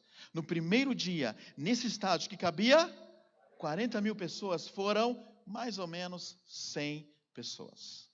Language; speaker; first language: Portuguese; native; Portuguese